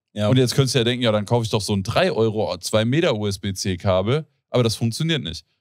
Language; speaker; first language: German; native; German